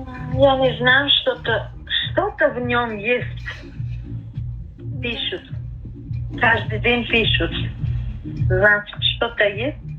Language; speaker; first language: Russian; non-native, fluent; Uzbek